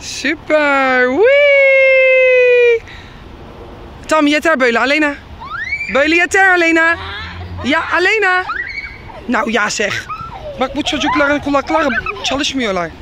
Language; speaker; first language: Turkish; non-native, learner; Dutch